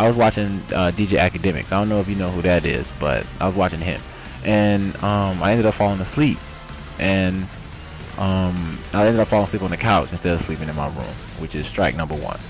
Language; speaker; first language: English; native; English